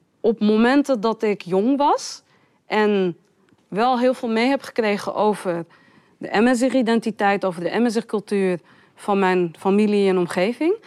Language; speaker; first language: Dutch; early bilingual, other home language; Riffian